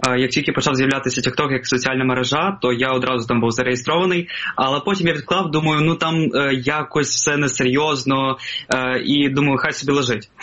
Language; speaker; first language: Ukrainian; non-native, local second language; Russian